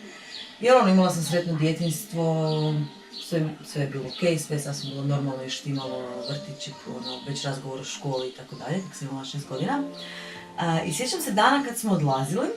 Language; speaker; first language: Bosnian; native; Bosnian